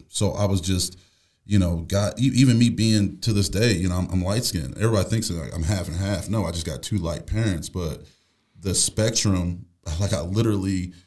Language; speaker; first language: English; native; English